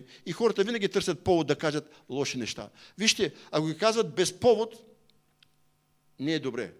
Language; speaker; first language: Bulgarian; native; Bulgarian